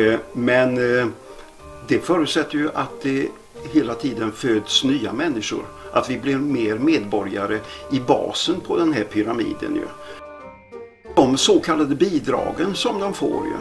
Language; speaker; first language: Swedish; native; Swedish